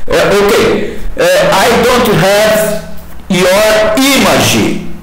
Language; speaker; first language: English; non-native, learner; Portuguese